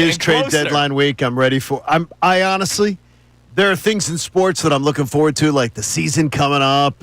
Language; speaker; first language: English; native; English